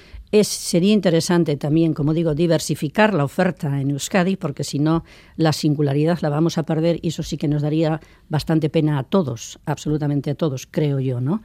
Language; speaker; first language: Spanish; native; Spanish